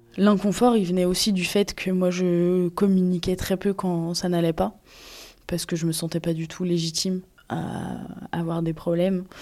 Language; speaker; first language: French; native; French